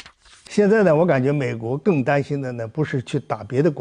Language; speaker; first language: Chinese; native; Chinese